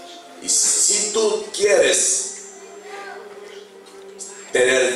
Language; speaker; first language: Spanish; non-native, fluent; Bulgarian